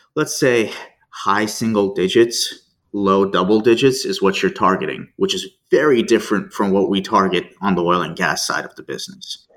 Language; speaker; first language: English; native; English